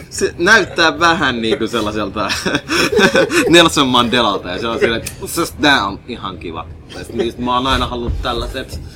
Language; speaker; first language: Finnish; early bilingual, other home language; Somali